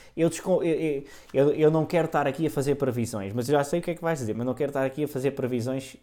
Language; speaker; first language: Portuguese; native; Portuguese